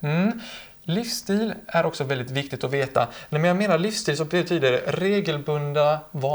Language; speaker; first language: Swedish; native; Swedish